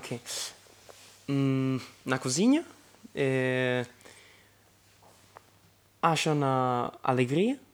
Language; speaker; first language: Portuguese; non-native, learner; Italian